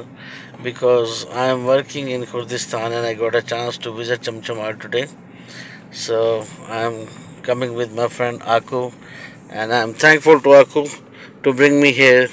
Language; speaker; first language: English; non-native, fluent; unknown